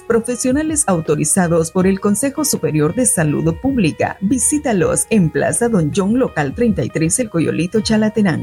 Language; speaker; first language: Spanish; native; Spanish